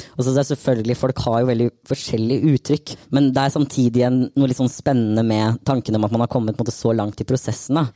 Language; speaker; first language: Norwegian; native; Norwegian